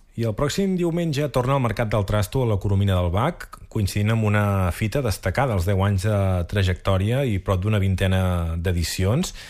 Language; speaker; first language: Catalan; native; Catalan